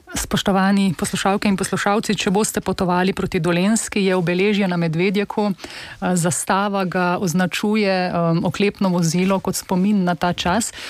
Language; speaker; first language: Slovenian; native; Slovenian